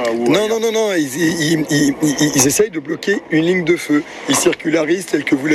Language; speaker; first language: French; native; French